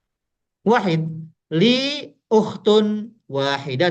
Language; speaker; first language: Arabic; non-native, fluent; Indonesian